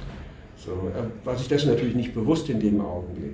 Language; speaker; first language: German; native; German